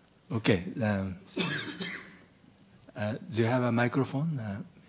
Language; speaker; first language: English; non-native, fluent; Japanese